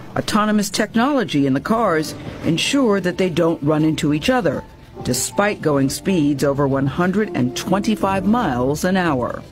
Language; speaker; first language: English; native; English